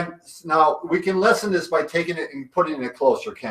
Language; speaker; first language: English; native; English